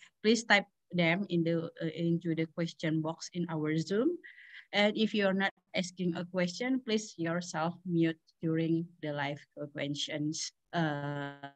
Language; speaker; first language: English; non-native, learner; Indonesian